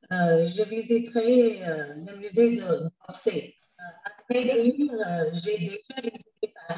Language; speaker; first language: French; non-native, fluent; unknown